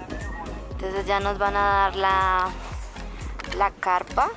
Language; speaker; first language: Spanish; native; Spanish